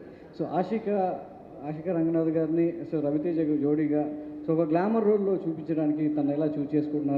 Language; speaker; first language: Telugu; native; Telugu